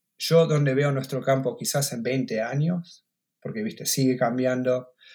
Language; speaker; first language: Spanish; native; Spanish